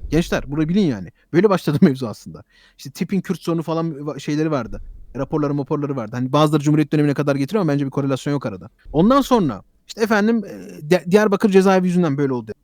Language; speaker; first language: Turkish; early bilingual, heritage; Turkish